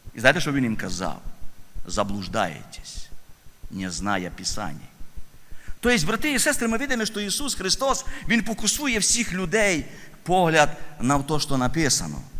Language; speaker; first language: Ukrainian; native; Ukrainian